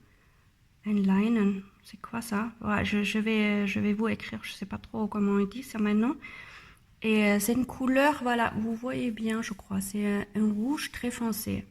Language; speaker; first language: French; non-native, learner; German